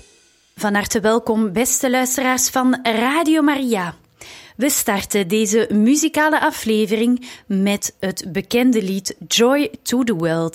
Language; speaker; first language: Dutch; native; Dutch